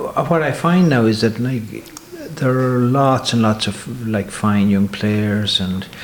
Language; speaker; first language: English; native; English